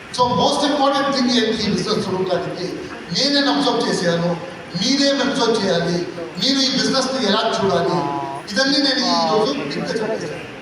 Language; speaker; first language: Telugu; non-native, local second language; Tulu